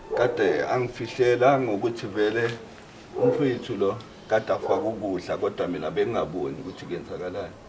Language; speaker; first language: Zulu; native; Zulu